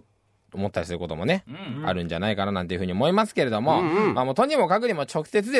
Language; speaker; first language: Japanese; native; Japanese